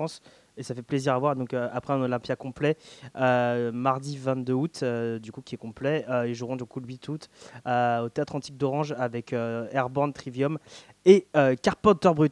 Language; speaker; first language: French; native; French